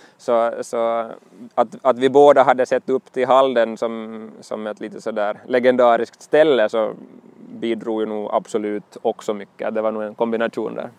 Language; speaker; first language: Swedish; native; Swedish